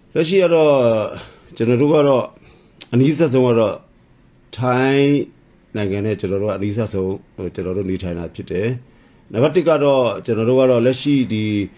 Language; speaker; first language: Burmese; non-native, local second language; S'gaw Karen